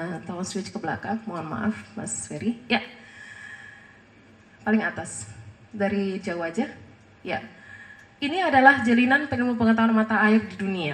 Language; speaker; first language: Indonesian; native; Indonesian